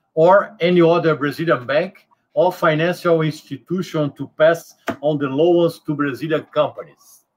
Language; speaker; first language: English; non-native, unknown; Portuguese